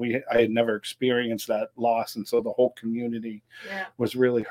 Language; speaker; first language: English; native; English